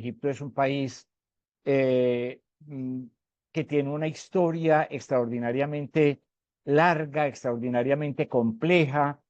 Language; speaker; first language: Spanish; native; Spanish